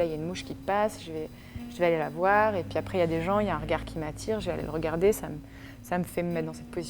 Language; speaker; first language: French; native; French